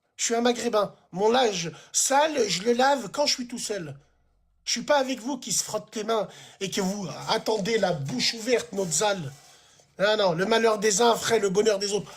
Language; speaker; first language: French; early bilingual, other home language; Arabic